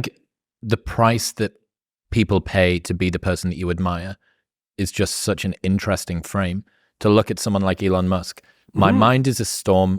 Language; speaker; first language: English; native; English